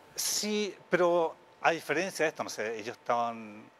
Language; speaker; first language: Spanish; native; Spanish